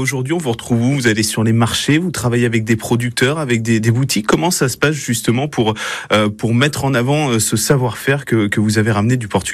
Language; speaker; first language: French; native; French